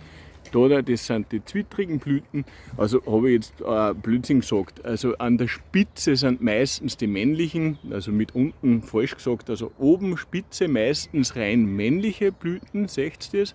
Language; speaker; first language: German; native; German